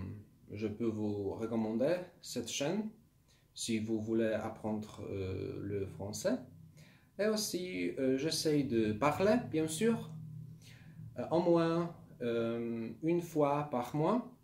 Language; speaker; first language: French; non-native, learner; Polish